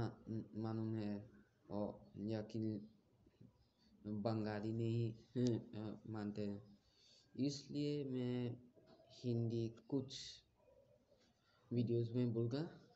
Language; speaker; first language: Hindi; non-native, learner; Bangla